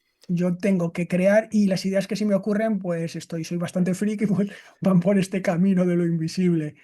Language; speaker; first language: Spanish; native; Spanish